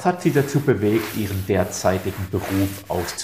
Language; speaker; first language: German; native; German